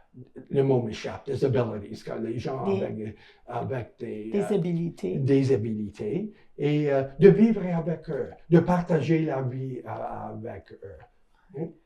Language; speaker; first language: French; non-native, local second language; English